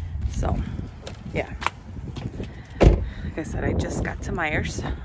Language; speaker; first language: English; early bilingual, other home language; Spanish